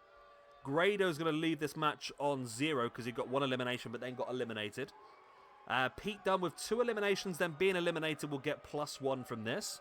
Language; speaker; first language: English; native; English